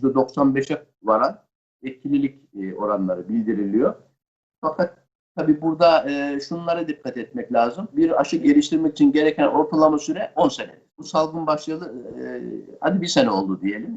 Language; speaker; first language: Turkish; native; Turkish